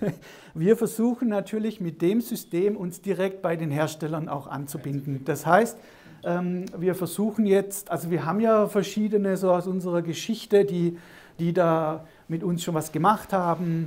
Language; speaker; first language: German; native; German